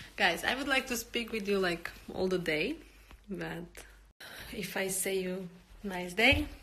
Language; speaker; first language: English; non-native, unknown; Slovak